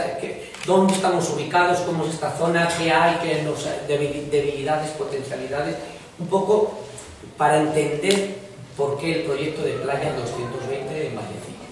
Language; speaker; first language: Spanish; native; Spanish